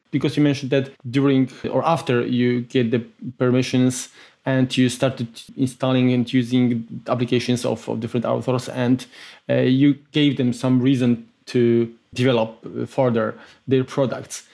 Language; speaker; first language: English; non-native, fluent; Polish